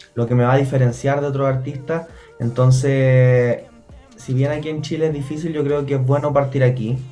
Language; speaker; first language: Spanish; native; Spanish